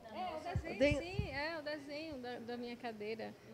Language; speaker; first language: Portuguese; native; Portuguese